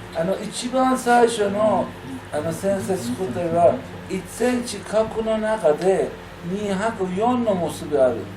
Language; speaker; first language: Japanese; non-native, learner; Persian